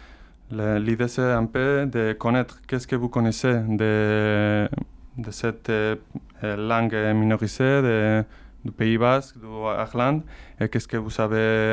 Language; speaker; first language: French; non-native, learner; Spanish